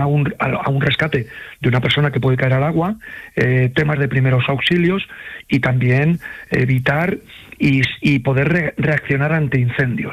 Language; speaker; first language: Spanish; native; Spanish